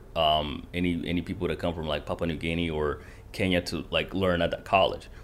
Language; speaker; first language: English; early bilingual, other home language; Kinyarwanda